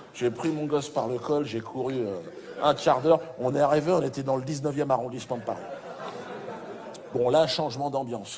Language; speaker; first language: French; native; French